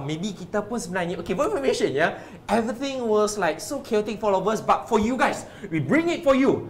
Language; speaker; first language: English; non-native, local second language; Malay